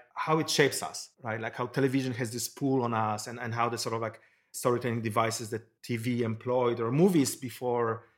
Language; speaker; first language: English; non-native, fluent; Polish